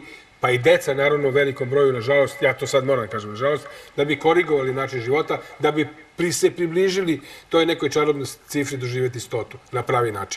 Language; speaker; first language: Croatian; native; Croatian